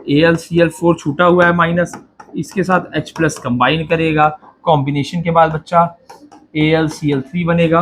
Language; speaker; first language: Hindi; native; Hindi